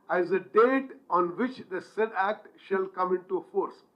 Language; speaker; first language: English; non-native, local second language; Telugu